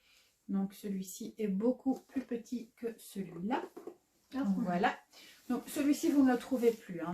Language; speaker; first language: French; native; French